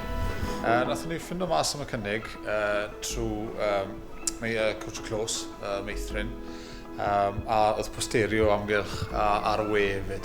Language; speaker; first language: Welsh; native; Welsh